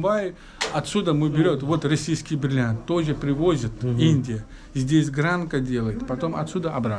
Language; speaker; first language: Russian; non-native, learner; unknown